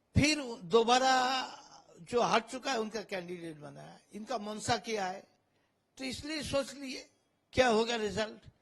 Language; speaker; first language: Hindi; non-native, local second language; Bangla